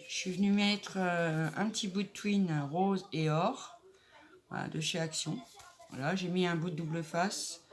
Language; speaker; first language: French; native; French